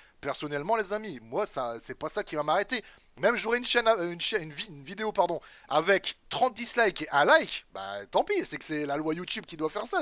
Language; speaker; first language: French; native; French